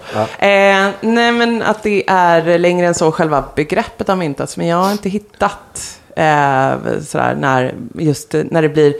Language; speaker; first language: Swedish; native; Swedish